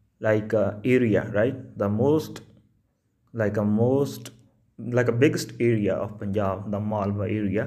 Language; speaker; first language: English; non-native, local second language; Punjabi